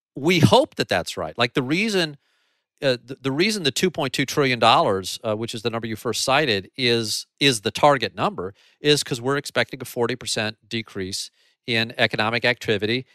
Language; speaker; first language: English; native; English